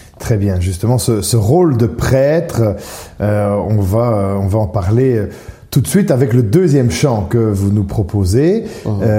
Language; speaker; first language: French; native; French